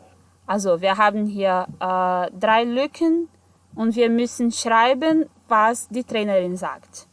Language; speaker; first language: German; non-native, fluent; Portuguese